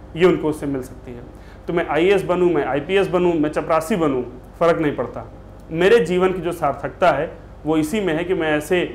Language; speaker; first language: Hindi; native; Hindi